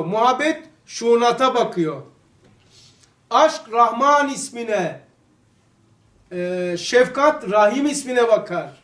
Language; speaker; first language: Turkish; native; Turkish